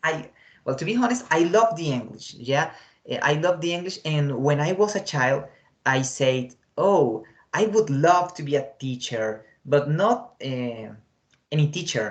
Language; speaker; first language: English; non-native, fluent; Spanish